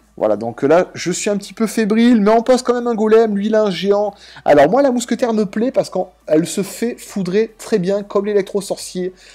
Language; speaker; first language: French; native; French